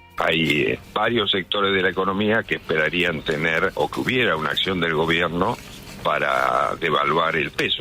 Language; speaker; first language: Spanish; native; Spanish